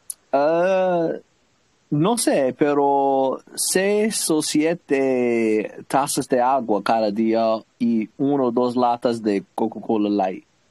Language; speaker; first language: Spanish; non-native, learner; English